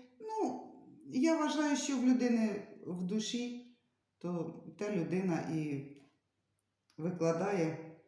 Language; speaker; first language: Ukrainian; native; Ukrainian